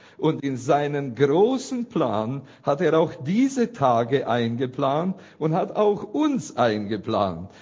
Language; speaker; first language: German; non-native, fluent; Romanian